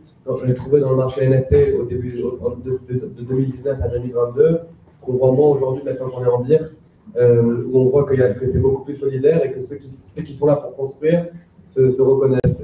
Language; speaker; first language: French; native; French